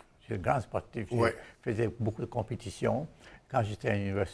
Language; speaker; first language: French; non-native, fluent; Bangla